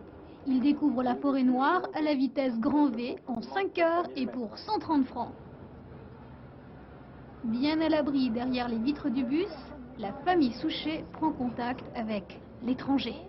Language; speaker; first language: French; native; French